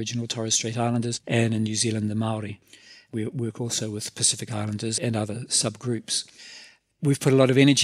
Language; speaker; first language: English; native; English